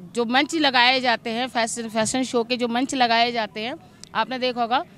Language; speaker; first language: Hindi; native; Hindi